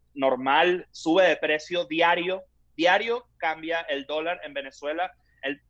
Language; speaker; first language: Spanish; native; Spanish